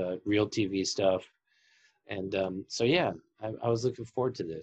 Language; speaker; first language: English; native; English